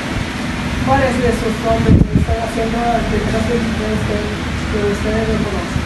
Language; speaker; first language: Spanish; non-native, learner; Haitian Creole